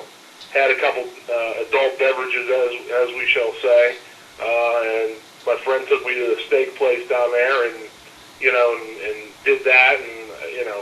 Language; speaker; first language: English; native; English